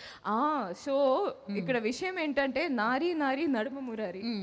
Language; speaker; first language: Telugu; non-native, fluent; Malayalam